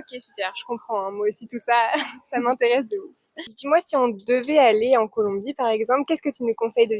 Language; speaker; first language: French; native; French